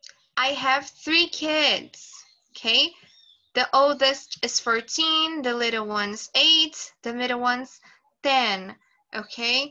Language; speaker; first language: English; non-native, fluent; Portuguese